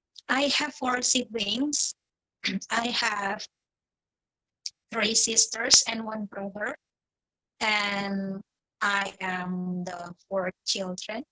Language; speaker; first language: English; non-native, fluent; Indonesian